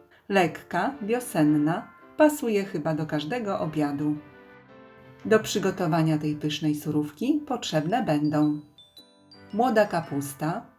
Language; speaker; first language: Polish; native; Polish